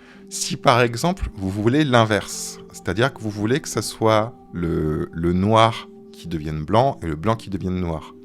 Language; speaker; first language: French; native; French